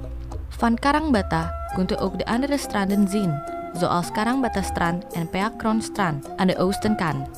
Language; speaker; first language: Dutch; non-native, fluent; Indonesian